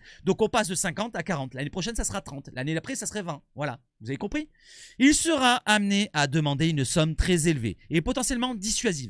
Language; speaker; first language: French; native; French